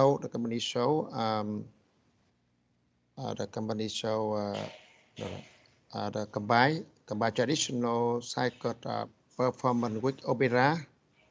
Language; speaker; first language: English; non-native, learner; Vietnamese